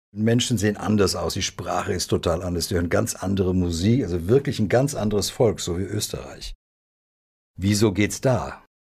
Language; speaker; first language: German; early bilingual, other home language; Serbian